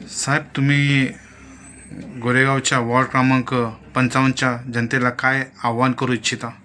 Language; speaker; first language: Marathi; native; Marathi